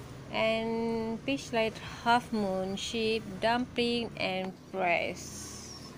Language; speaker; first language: English; non-native, local second language; Malay